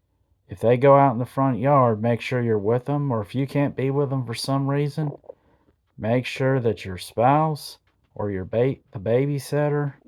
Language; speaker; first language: English; native; English